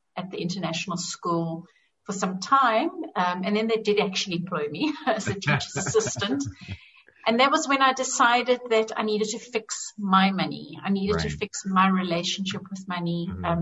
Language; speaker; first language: English; native; English